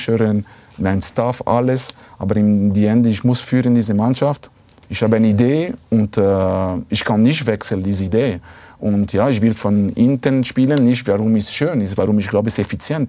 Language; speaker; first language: German; non-native, fluent; Italian